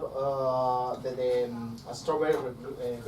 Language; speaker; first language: English; non-native, fluent; Spanish